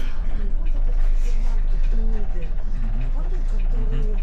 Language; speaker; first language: Russian; native; Russian